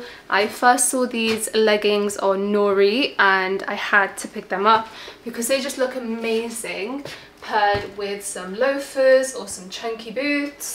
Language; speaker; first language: English; native; English